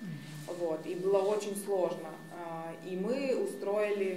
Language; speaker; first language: Russian; native; Russian